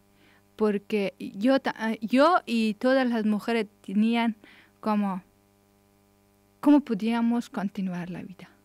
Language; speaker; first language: Spanish; non-native, learner; Persian